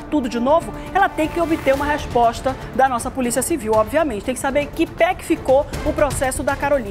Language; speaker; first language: Portuguese; native; Portuguese